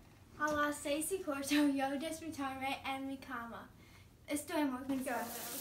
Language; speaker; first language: Spanish; non-native, learner; English